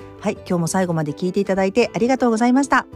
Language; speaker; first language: Japanese; native; Japanese